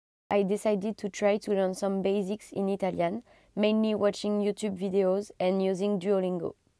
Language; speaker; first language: English; non-native, fluent; French